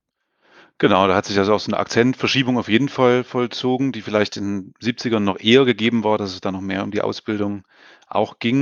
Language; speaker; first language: German; native; German